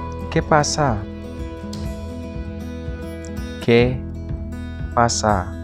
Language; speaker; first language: Spanish; non-native, fluent; Wolof